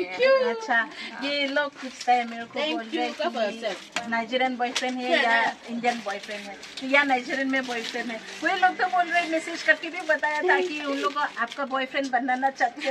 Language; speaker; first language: Hindi; non-native, local second language; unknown